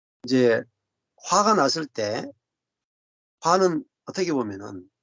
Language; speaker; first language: Korean; native; Korean